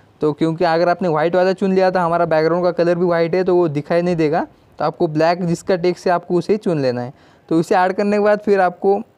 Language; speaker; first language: Hindi; non-native, local second language; Marathi